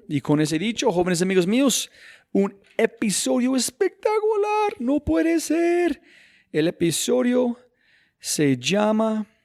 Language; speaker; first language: Spanish; non-native, fluent; English